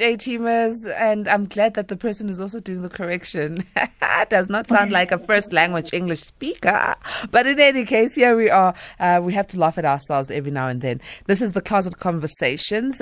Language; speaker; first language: English; non-native, local second language; Zulu